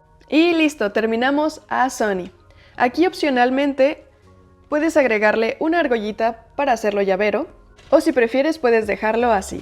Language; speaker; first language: Spanish; native; Spanish